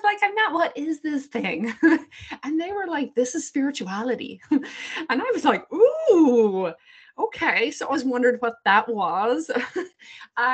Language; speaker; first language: English; native; English